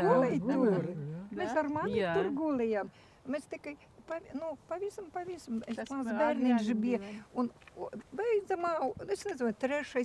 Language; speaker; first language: Latvian; non-native, learner; Russian